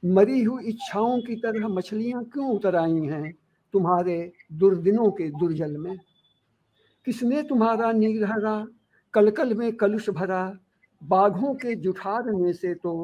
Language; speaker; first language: Hindi; native; Hindi